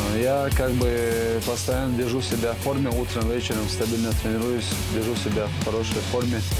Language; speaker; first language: Russian; non-native, local second language; Chechen